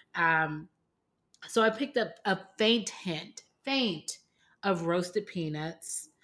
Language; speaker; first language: English; native; English